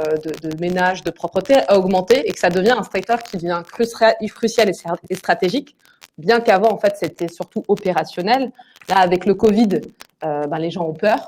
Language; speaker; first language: French; native; French